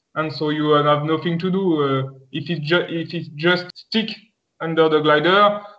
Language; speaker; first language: English; non-native, fluent; French